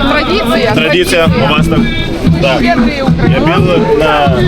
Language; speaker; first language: Russian; non-native, learner; Lithuanian